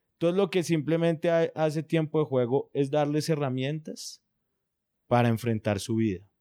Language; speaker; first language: Spanish; native; Spanish